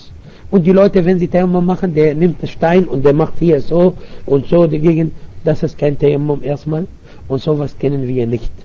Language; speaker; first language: German; non-native, fluent; Arabic